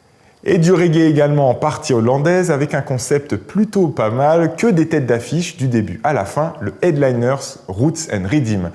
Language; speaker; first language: French; native; French